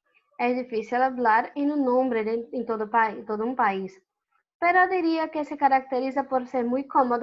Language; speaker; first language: Spanish; non-native, fluent; Portuguese